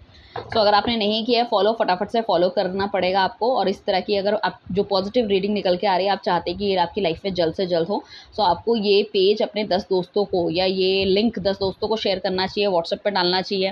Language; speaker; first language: Hindi; native; Hindi